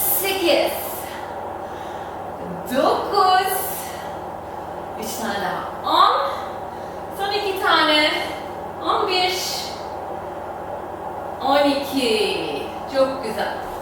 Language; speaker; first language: Turkish; non-native, fluent; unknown